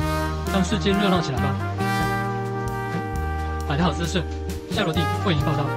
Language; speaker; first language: Chinese; native; Chinese